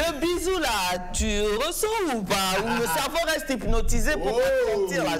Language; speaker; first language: French; native; French